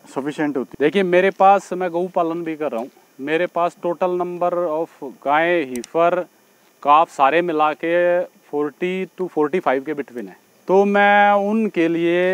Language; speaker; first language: Hindi; native; Hindi